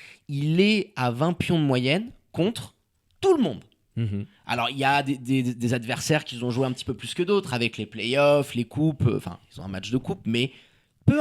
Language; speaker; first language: French; native; French